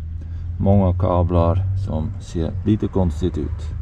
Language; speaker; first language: Swedish; non-native, fluent; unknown